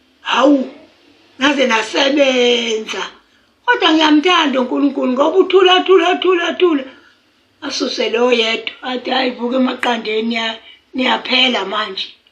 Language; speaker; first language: Zulu; native; Zulu